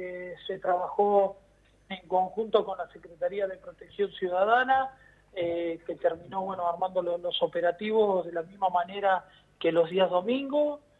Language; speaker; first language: Spanish; native; Spanish